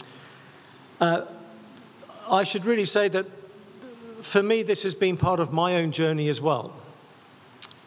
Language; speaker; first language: English; native; English